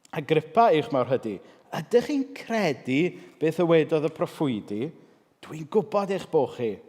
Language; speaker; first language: Welsh; native; Welsh